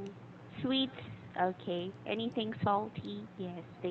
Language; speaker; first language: English; non-native, fluent; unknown